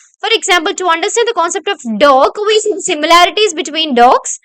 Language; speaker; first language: English; non-native, local second language; Malayalam